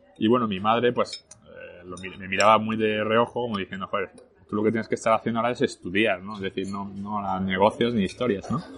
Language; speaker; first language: Spanish; early bilingual, other home language; French